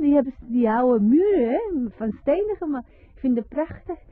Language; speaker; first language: Dutch; non-native, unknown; Spanish